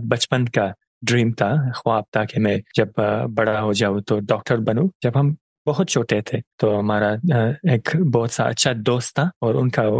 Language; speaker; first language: Urdu; non-native, fluent; Persian